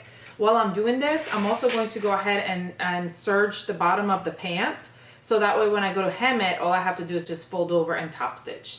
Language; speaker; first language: English; native; English